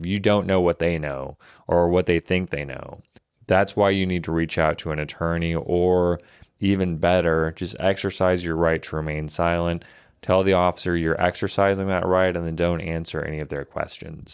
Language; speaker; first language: English; native; English